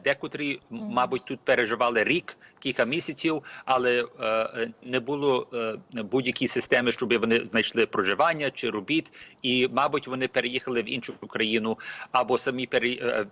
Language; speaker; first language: Ukrainian; early bilingual, heritage; Ukrainian